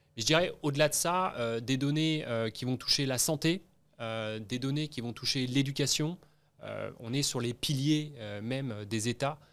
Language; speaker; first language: French; native; French